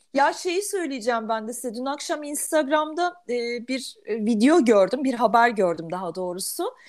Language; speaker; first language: Turkish; early bilingual, heritage; Turkish